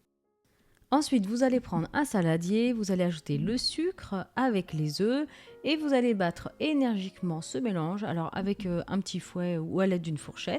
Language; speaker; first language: French; native; French